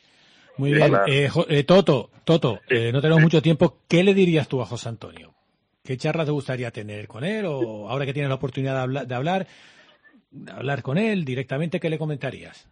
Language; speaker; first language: Spanish; native; Spanish